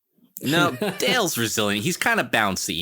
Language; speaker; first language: English; native; English